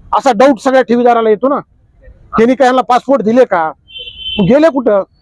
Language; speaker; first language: Marathi; native; Marathi